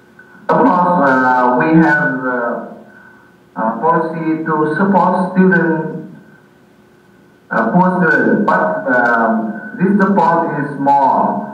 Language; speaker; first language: English; non-native, learner; Vietnamese